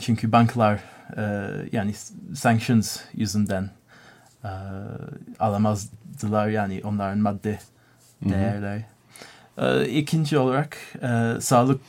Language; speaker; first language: Turkish; non-native, learner; English